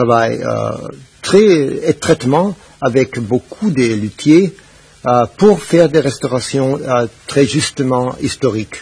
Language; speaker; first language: French; non-native, fluent; Spanish